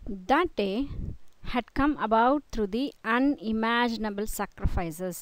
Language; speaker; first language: English; non-native, local second language; Tamil